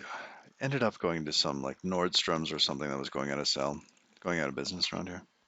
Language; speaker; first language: English; native; English